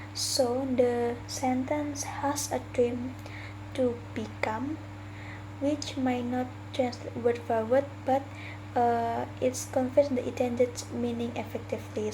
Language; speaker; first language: English; non-native, learner; Indonesian